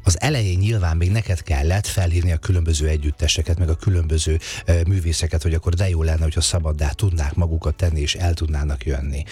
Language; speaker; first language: Hungarian; native; Hungarian